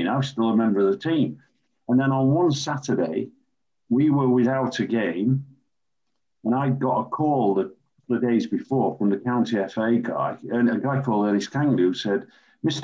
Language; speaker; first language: English; native; English